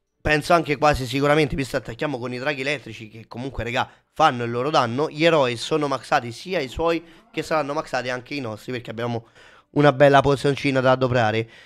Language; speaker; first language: Italian; native; Italian